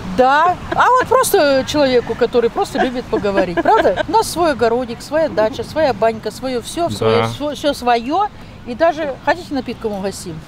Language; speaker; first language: Russian; native; Russian